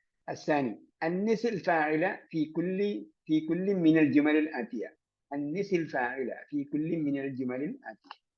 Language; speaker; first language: Arabic; non-native, fluent; Malayalam